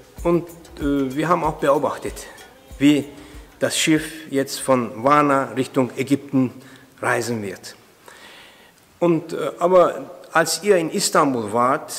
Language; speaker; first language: German; non-native, fluent; Turkish